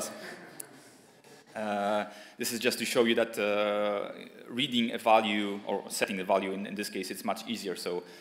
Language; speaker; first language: English; non-native, fluent; Polish